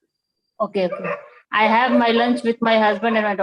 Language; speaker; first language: English; non-native, learner; Marathi